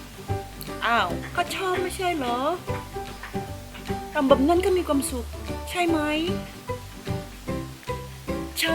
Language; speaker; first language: Thai; non-native, fluent; Filipino